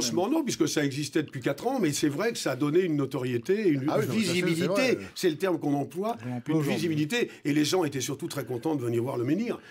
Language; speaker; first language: French; native; French